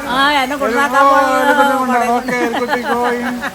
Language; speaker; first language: Malayalam; non-native, learner; Nepali